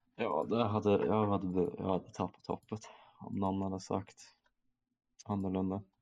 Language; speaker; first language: Swedish; early bilingual, other home language; German